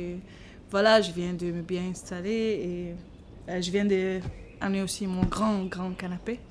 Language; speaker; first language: French; non-native, learner; Arabic